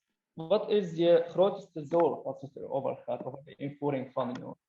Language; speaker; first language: Dutch; non-native, fluent; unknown